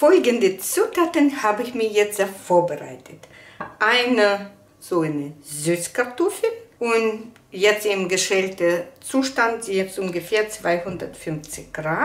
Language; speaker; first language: German; non-native, fluent; Russian